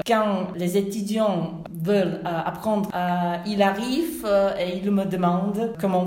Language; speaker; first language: French; non-native, fluent; Czech